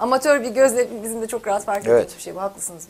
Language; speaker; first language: Turkish; native; Turkish